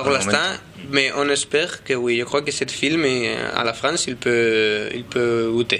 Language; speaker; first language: French; non-native, learner; Spanish